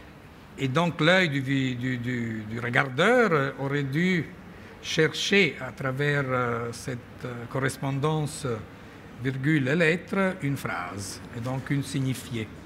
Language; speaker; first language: French; non-native, fluent; Italian